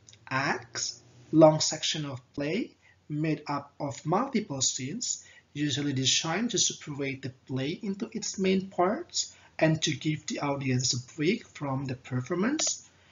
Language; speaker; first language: English; non-native, fluent; Indonesian